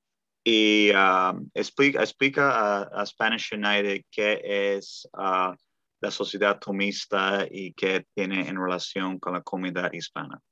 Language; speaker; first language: Spanish; early bilingual, heritage; Spanish